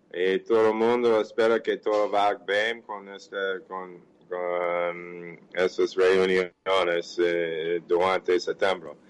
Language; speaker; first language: Portuguese; non-native, fluent; English